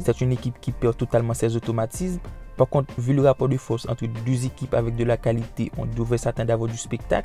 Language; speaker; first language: French; native; French